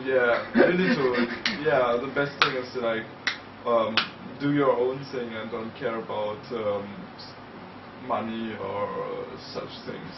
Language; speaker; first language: English; non-native, fluent; German